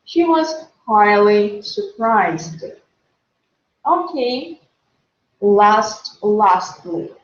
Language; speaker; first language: English; non-native, fluent; Russian